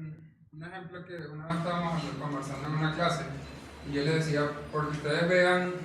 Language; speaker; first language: Spanish; native; Spanish